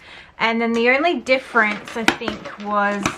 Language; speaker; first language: English; native; English